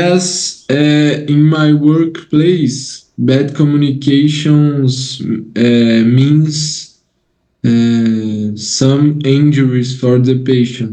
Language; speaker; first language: English; non-native, learner; Portuguese